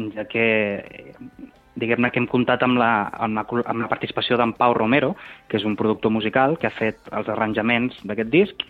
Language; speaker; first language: Catalan; native; Catalan